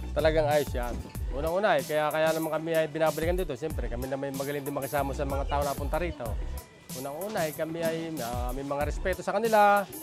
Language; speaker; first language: Filipino; native; Filipino